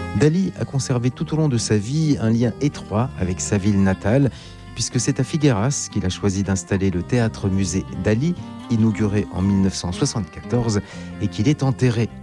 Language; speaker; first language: French; native; French